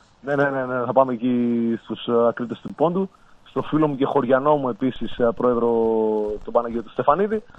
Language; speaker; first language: Greek; native; Greek